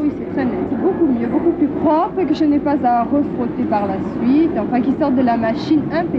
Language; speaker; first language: French; native; French